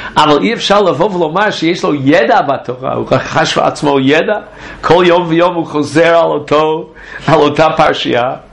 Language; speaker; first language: Hebrew; non-native, fluent; English